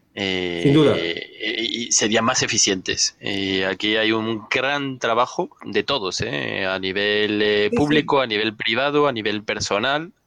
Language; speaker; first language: Spanish; non-native, fluent; French